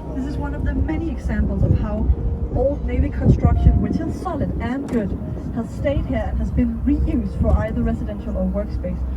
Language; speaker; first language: English; non-native, fluent; Danish